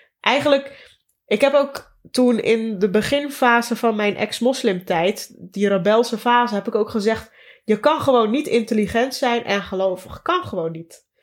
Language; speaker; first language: Dutch; early bilingual, other home language; Turkish